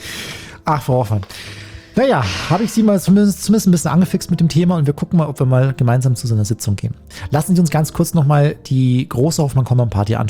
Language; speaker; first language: German; native; German